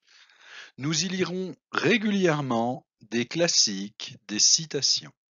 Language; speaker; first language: French; non-native, fluent; Spanish